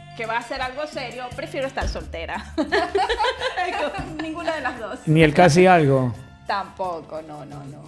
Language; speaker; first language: Spanish; native; Spanish